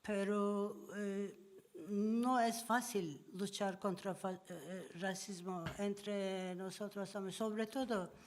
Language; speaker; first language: Spanish; non-native, learner; Turkish